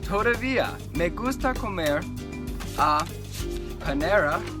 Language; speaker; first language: Spanish; non-native, learner; English